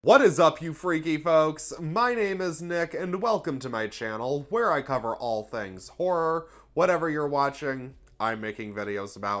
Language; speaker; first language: English; native; English